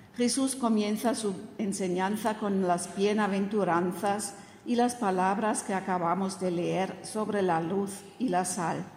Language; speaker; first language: Spanish; non-native, fluent; German